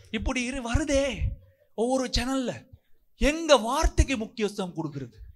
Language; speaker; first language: Tamil; non-native, local second language; Sinhala